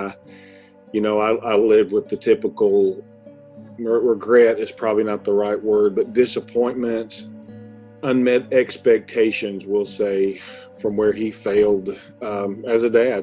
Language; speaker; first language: English; native; English